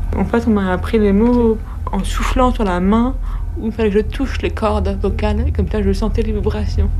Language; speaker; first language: French; native; French